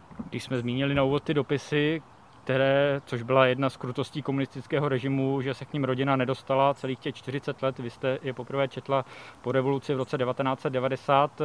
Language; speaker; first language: Czech; native; Czech